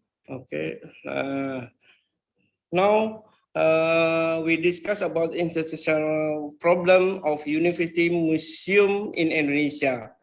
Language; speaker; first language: English; non-native, fluent; Indonesian